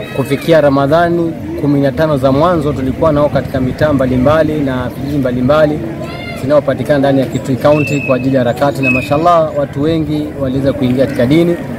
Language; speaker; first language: Swahili; non-native, local second language; Kamba